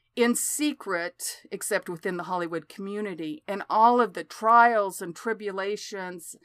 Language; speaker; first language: English; native; English